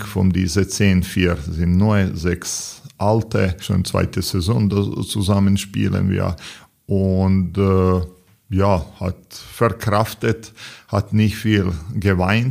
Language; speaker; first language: German; non-native, learner; Serbian